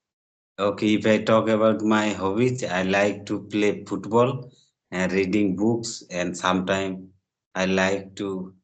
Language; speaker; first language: English; non-native, learner; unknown